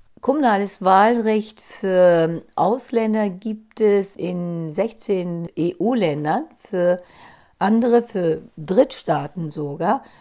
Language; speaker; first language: German; native; German